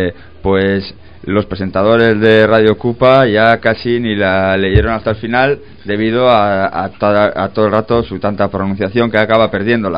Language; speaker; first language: Spanish; native; Spanish